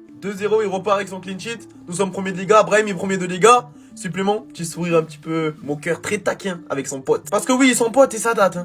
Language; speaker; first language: French; native; French